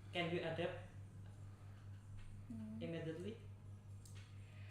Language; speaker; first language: English; non-native, learner; Indonesian